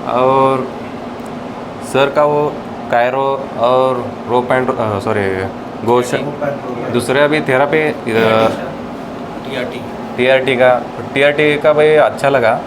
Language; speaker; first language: Hindi; non-native, local second language; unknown